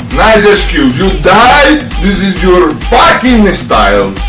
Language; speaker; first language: English; non-native, learner; Spanish